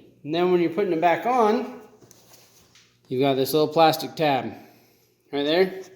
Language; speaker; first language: English; native; English